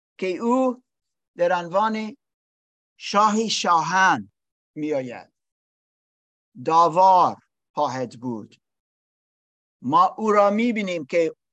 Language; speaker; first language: Persian; non-native, learner; English